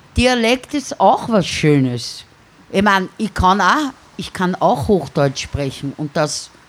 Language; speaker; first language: German; native; German